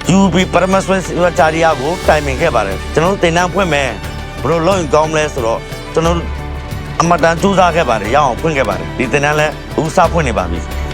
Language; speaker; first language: Burmese; non-native, local second language; Tamil